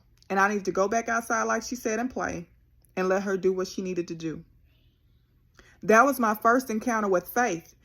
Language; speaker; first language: English; native; English